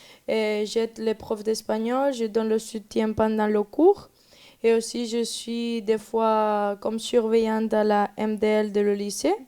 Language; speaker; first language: French; non-native, learner; Spanish